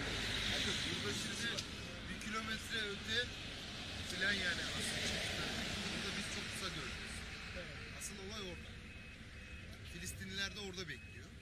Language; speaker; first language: Turkish; native; Turkish